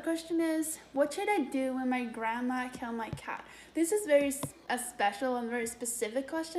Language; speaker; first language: English; non-native, fluent; Swedish